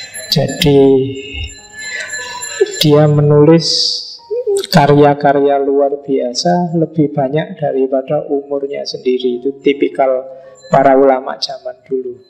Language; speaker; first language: Indonesian; native; Indonesian